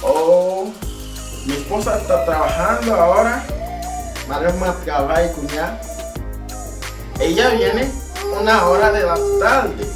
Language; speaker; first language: Spanish; non-native, learner; Haitian Creole